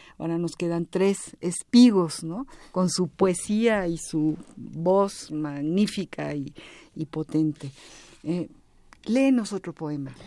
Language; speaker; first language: Spanish; native; Spanish